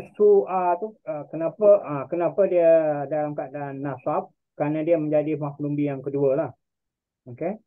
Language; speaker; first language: Malay; native; Malay